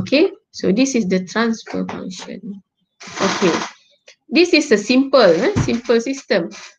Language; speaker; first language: English; non-native, local second language; Malay